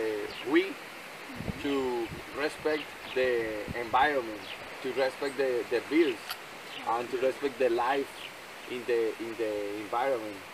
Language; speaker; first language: English; non-native, learner; Spanish